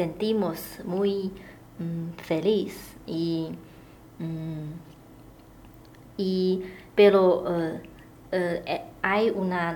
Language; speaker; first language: Spanish; non-native, learner; Chinese